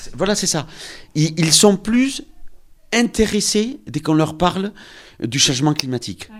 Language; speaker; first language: French; native; French